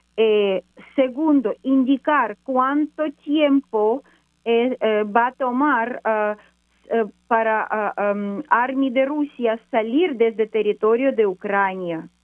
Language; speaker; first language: Spanish; non-native, fluent; Ukrainian